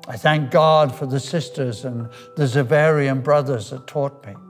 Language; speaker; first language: English; native; English